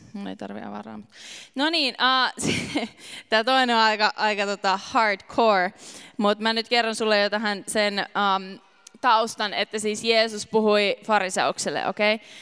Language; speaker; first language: Finnish; native; Finnish